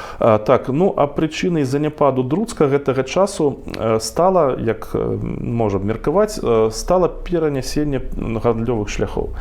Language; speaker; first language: Belarusian; non-native, local second language; Russian